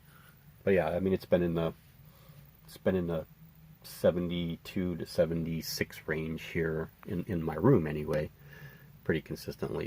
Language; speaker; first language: English; native; English